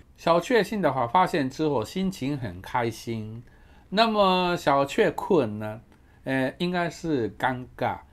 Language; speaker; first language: Chinese; non-native, fluent; Japanese